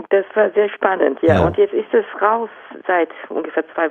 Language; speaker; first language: German; non-native, fluent; Japanese